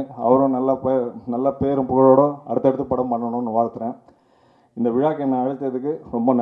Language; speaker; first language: Tamil; native; Tamil